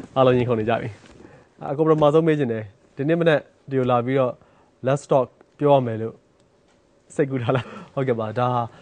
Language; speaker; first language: Burmese; native; Burmese